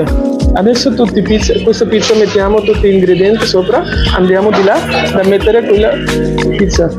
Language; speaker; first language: Italian; non-native, learner; Bangla